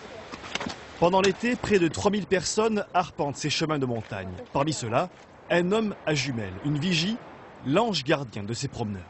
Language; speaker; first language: French; native; French